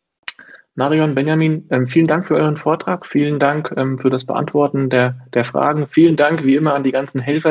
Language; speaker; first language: German; native; German